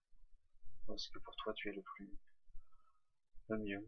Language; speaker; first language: French; native; French